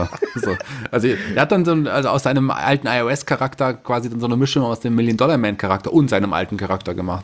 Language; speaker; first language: German; native; German